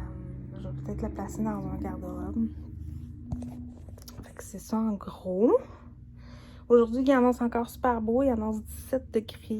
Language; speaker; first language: French; native; French